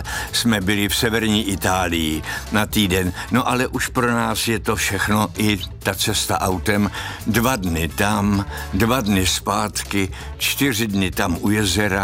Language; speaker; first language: Czech; native; Czech